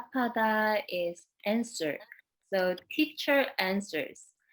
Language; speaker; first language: English; non-native, fluent; Korean